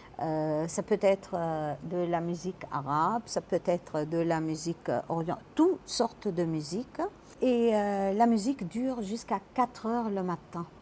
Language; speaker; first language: French; non-native, local second language; Arabic